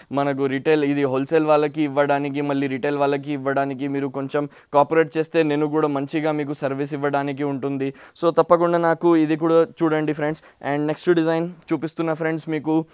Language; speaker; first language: Telugu; non-native, local second language; Hindi